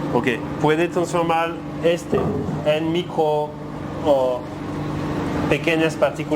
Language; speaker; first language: Spanish; non-native, learner; French